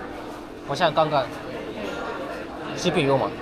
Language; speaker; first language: Chinese; non-native, learner; Amharic